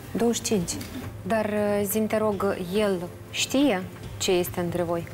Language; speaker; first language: Romanian; native; Romanian